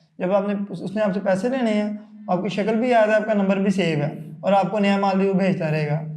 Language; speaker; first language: Urdu; non-native, local second language; Punjabi